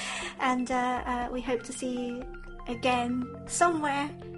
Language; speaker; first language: English; early bilingual, other home language; Japanese